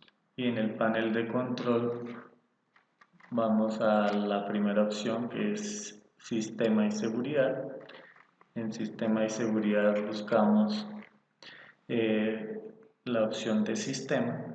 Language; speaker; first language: Spanish; native; Spanish